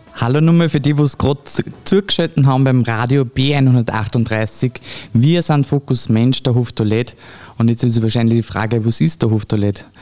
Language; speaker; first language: German; native; German